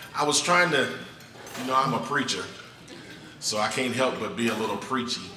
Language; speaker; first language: English; native; English